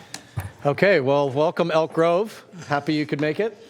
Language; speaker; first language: English; native; English